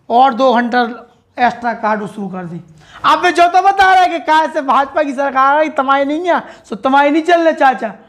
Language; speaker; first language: Hindi; native; Hindi